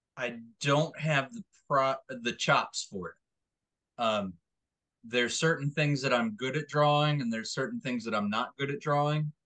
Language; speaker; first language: English; native; English